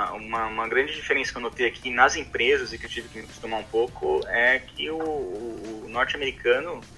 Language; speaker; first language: Portuguese; native; Portuguese